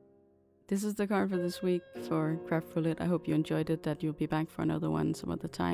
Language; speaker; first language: English; non-native, fluent; Danish